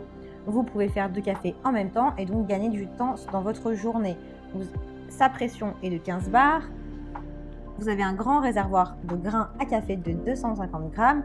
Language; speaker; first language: French; native; French